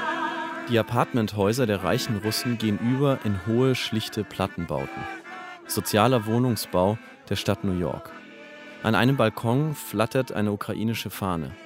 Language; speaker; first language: German; native; German